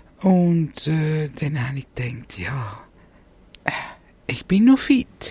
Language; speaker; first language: German; non-native, fluent; Italian